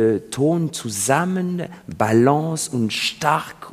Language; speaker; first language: German; non-native, learner; French